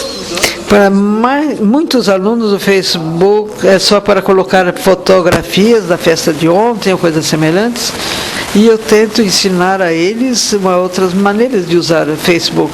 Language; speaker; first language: Portuguese; non-native, fluent; French